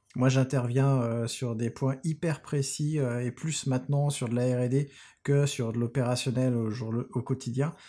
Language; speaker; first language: French; native; French